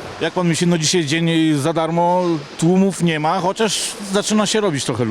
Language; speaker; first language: Polish; native; Polish